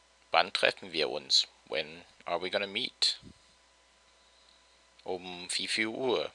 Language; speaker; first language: German; non-native, fluent; English